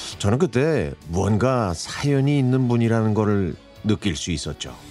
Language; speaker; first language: Korean; native; Korean